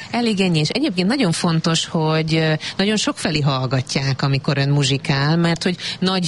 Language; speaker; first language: Hungarian; native; Hungarian